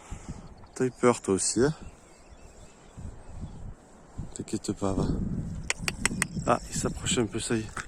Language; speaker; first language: French; native; French